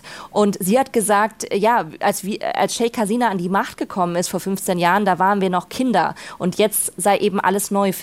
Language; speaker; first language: German; native; German